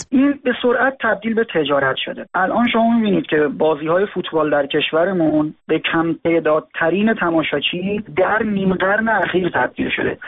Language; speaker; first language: Persian; native; Persian